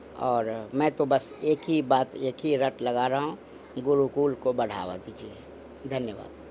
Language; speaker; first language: Hindi; native; Hindi